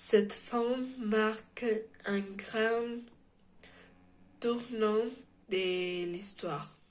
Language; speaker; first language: French; non-native, learner; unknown